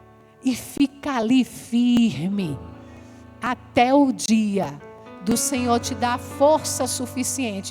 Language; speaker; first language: Portuguese; native; Portuguese